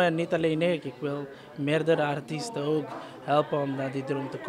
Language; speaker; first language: Dutch; non-native, local second language; Papiamento